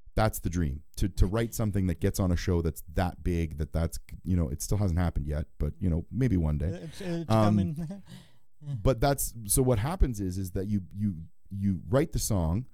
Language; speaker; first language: English; native; English